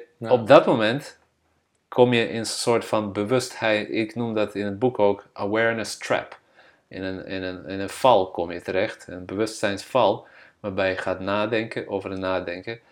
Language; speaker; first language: Dutch; non-native, fluent; Bosnian